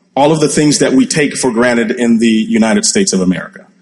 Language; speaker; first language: English; native; English